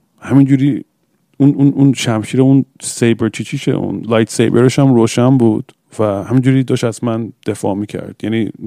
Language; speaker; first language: Persian; early bilingual, heritage; English